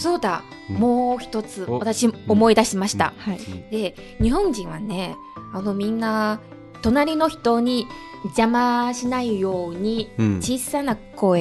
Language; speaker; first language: Japanese; non-native, fluent; Chinese